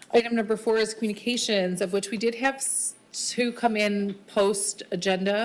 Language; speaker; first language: English; early bilingual, other home language; Arabic